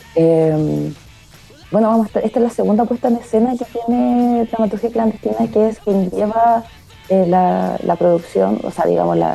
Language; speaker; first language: Spanish; native; Spanish